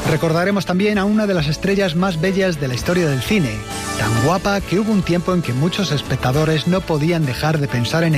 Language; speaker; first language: Spanish; native; Spanish